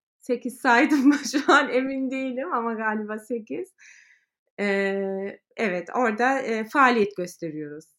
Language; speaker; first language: Turkish; early bilingual, heritage; Turkish